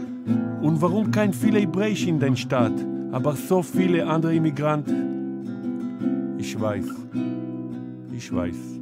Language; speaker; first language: German; non-native, learner; Hebrew